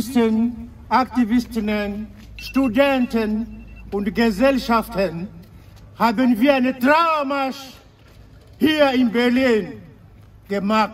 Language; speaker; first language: German; non-native, learner; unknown